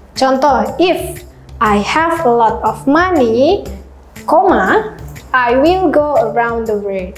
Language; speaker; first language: English; non-native, learner; Indonesian